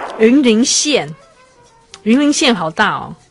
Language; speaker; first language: Chinese; native; Chinese